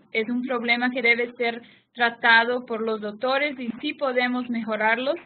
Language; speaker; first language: Spanish; non-native, fluent; Portuguese